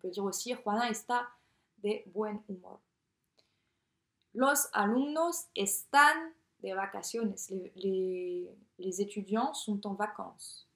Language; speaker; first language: French; native; French